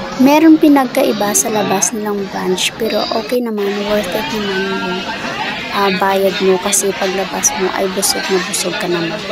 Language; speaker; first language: Filipino; non-native, local second language; Hiligaynon